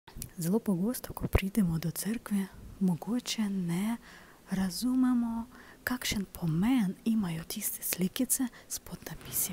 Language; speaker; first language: Slovenian; non-native, learner; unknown